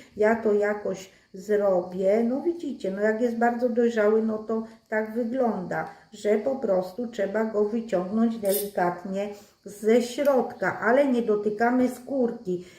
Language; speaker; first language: Polish; native; Polish